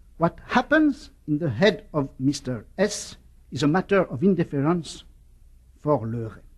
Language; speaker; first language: English; non-native, fluent; French